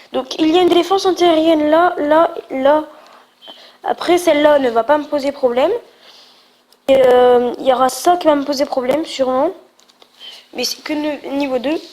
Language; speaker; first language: French; native; French